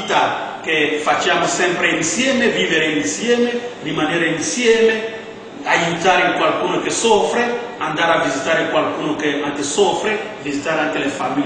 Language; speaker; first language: Italian; non-native, fluent; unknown